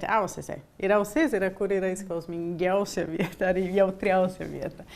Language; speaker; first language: Lithuanian; early bilingual, heritage; Lithuanian